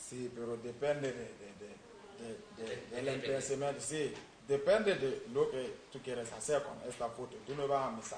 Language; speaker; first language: Spanish; non-native, learner; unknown